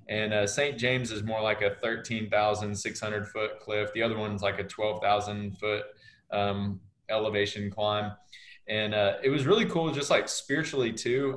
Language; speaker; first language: English; native; English